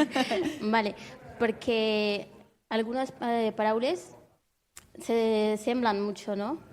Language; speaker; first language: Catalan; non-native, learner; Spanish